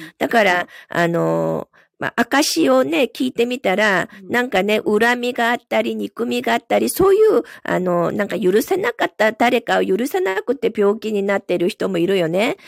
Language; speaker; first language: Japanese; non-native, fluent; Korean